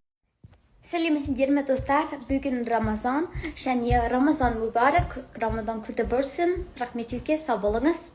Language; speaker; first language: Kazakh; non-native, learner; English